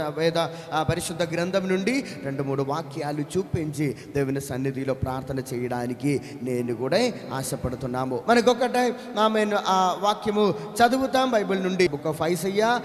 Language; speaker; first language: Telugu; non-native, fluent; Malayalam